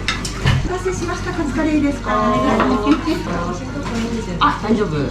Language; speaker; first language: Japanese; native; Japanese